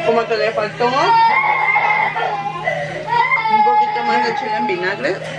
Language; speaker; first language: Spanish; early bilingual, heritage; Spanish